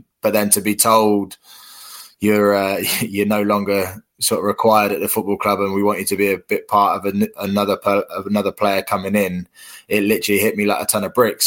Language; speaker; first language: English; native; English